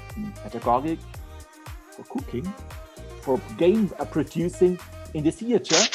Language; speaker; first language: English; non-native, fluent; German